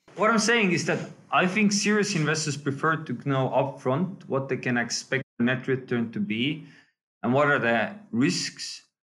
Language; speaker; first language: English; non-native, fluent; Estonian